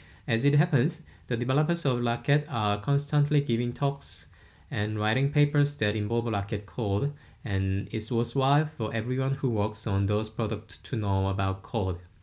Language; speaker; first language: English; non-native, fluent; Korean